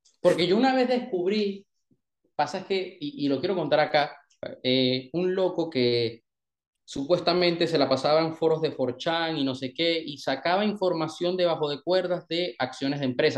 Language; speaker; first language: Spanish; native; Spanish